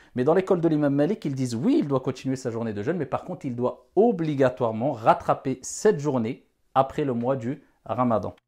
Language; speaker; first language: French; non-native, local second language; Wolof